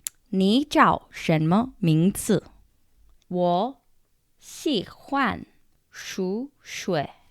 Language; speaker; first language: Chinese; non-native, learner; English